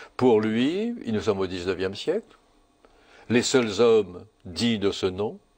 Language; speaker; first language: French; native; French